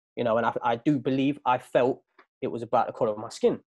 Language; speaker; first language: English; native; English